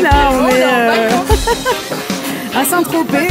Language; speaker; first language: French; native; French